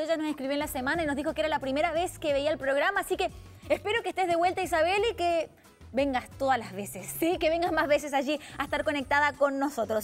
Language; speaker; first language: Spanish; native; Spanish